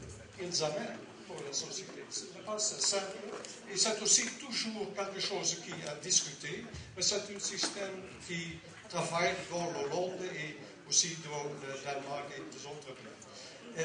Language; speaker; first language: French; non-native, learner; Dutch